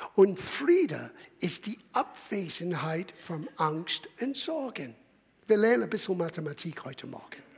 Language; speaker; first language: German; non-native, fluent; English